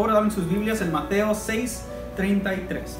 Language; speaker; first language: Spanish; early bilingual, heritage; Spanish